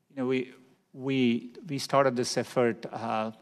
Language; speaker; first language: English; non-native, local second language; Tamil